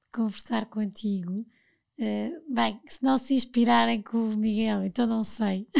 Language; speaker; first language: Portuguese; native; Portuguese